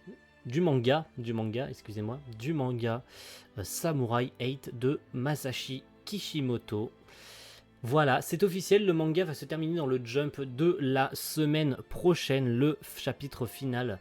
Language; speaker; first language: French; native; French